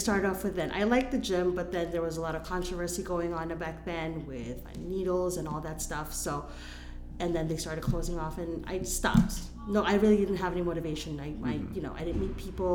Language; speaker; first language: English; non-native, local second language; Filipino